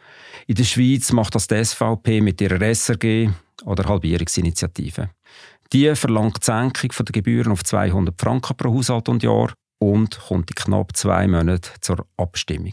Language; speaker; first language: German; native; German